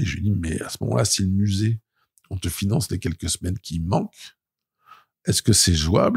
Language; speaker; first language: French; native; French